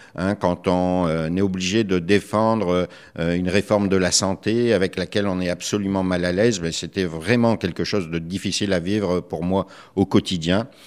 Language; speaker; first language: French; native; French